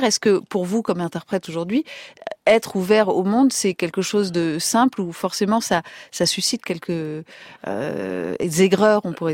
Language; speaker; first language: French; native; French